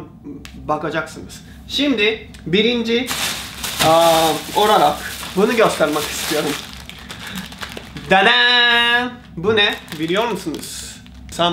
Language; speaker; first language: Turkish; non-native, learner; Japanese